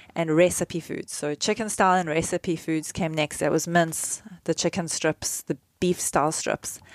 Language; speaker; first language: English; native; English